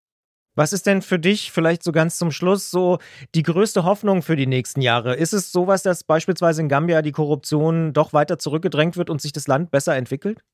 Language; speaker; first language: German; native; German